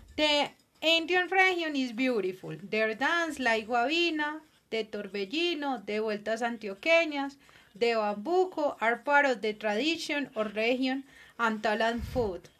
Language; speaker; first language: English; non-native, fluent; Spanish